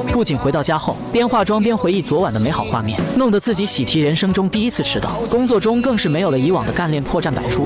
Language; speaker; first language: Chinese; native; Chinese